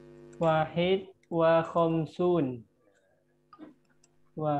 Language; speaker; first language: Arabic; non-native, learner; Indonesian